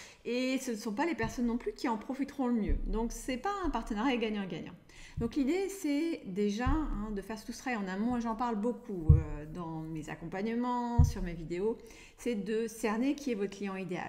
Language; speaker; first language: French; native; French